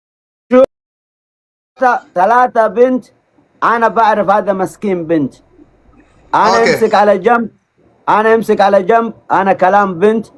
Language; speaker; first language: Arabic; non-native, learner; Oromo